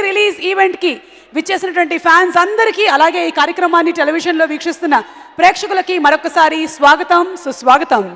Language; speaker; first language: Telugu; native; Telugu